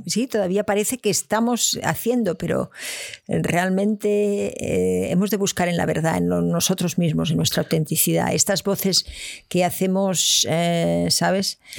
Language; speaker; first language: Spanish; native; Spanish